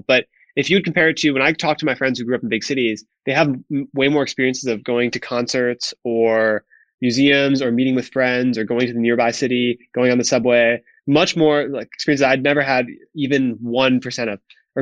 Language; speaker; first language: English; native; English